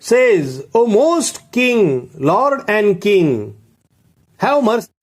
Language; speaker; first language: English; non-native, local second language; Marathi